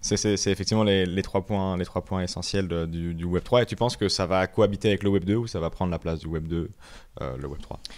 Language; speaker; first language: French; native; French